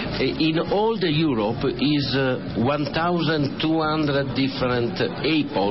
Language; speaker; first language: English; non-native, learner; Italian